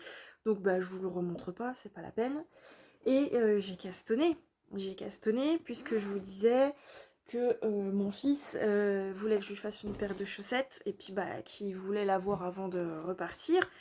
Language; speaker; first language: French; native; French